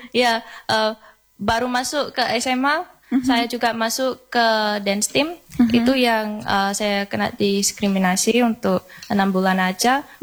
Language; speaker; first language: Indonesian; early bilingual, heritage; English